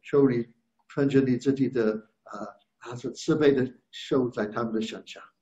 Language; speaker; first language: Chinese; non-native, fluent; English